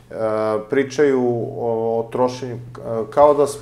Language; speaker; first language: Serbian; native; Serbian